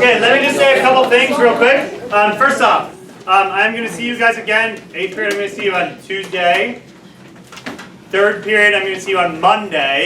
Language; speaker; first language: English; native; English